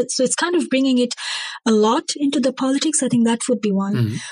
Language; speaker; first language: English; non-native, local second language; Bangla